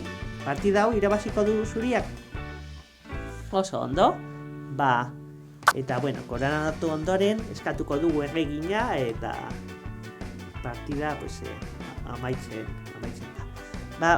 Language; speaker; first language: Basque; non-native, local second language; Spanish